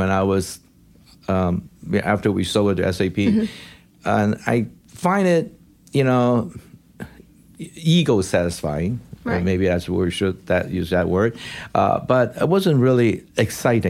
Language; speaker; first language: English; non-native, local second language; Cantonese